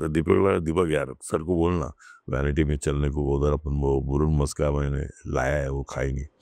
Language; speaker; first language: Hindi; non-native, local second language; Marathi